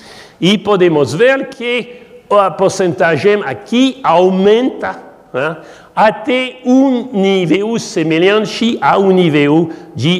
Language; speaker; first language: Portuguese; non-native, learner; French